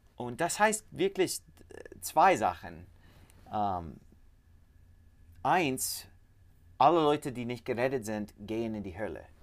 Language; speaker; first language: German; non-native, learner; English